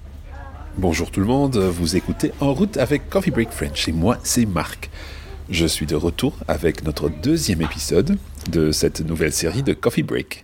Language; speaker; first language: French; non-native, fluent; English